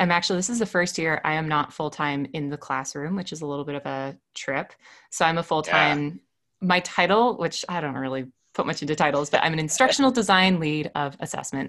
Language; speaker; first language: English; native; English